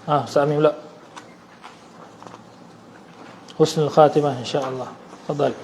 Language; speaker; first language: Arabic; non-native, fluent; Malay